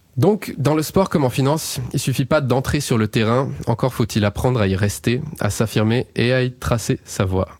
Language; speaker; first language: French; native; French